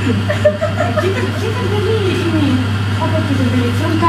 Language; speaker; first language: Indonesian; non-native, learner; Russian